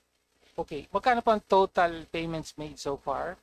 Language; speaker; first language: Filipino; native; Filipino